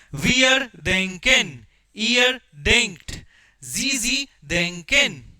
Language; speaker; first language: German; non-native, fluent; Hindi